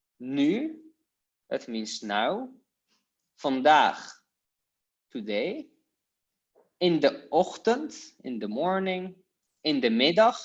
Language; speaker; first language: Dutch; non-native, fluent; Polish